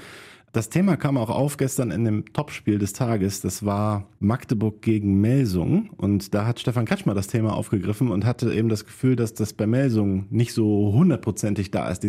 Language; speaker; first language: German; native; German